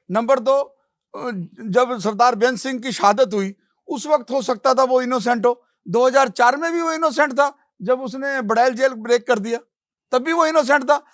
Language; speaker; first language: Hindi; non-native, local second language; Punjabi